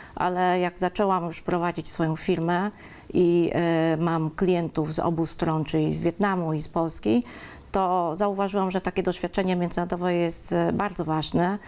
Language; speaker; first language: Polish; early bilingual, other home language; Vietnamese